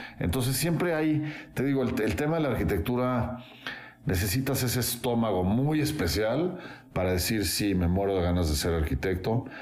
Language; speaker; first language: Spanish; native; Spanish